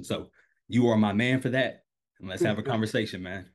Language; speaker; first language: English; native; English